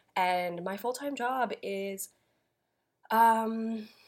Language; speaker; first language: English; native; English